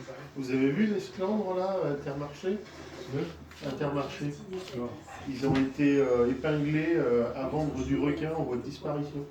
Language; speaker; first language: French; native; French